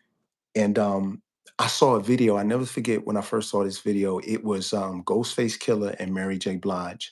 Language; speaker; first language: English; native; English